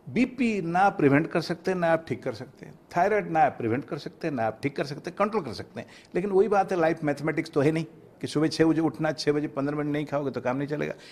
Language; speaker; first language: Hindi; non-native, local second language; Odia